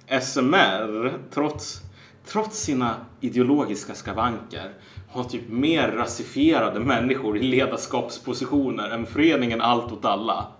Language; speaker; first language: Swedish; native; Swedish